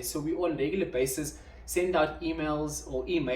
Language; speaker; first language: English; non-native, local second language; Afrikaans